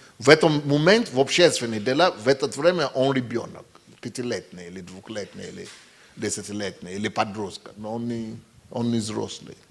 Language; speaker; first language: Russian; non-native, fluent; Yoruba